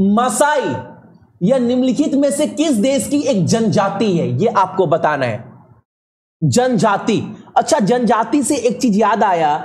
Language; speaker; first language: Hindi; native; Hindi